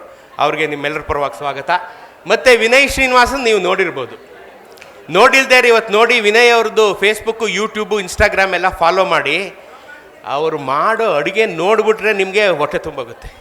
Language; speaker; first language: Kannada; native; Kannada